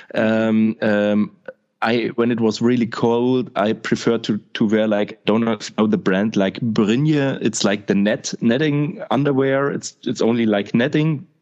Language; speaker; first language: English; non-native, fluent; German